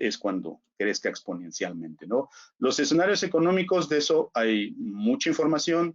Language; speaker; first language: Spanish; native; Spanish